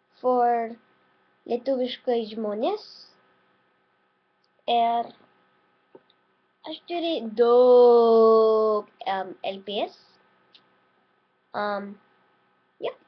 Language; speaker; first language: Lithuanian; early bilingual, heritage; Lithuanian